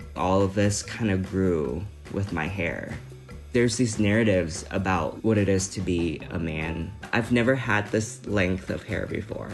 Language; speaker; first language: English; early bilingual, other home language; Vietnamese